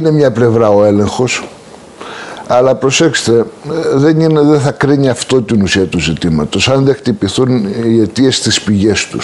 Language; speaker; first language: Greek; native; Greek